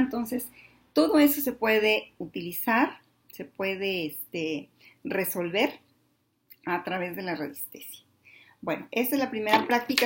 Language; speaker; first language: Spanish; native; Spanish